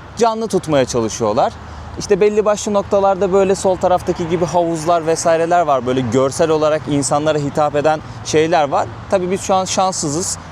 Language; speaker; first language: Turkish; native; Turkish